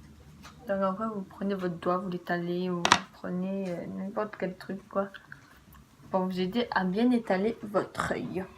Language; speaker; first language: French; native; French